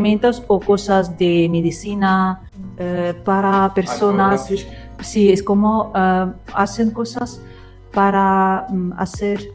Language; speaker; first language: Spanish; non-native, learner; Russian